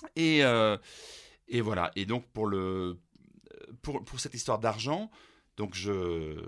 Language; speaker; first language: French; early bilingual, other home language; German